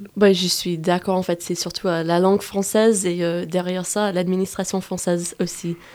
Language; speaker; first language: French; non-native, fluent; English